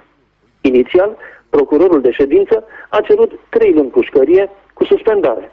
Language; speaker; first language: Romanian; native; Romanian